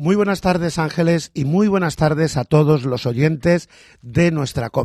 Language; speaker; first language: Spanish; native; Spanish